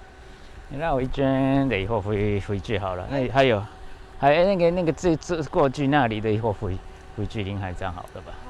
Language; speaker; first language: Chinese; non-native, fluent; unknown